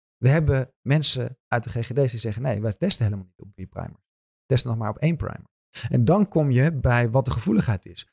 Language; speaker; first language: Dutch; native; Dutch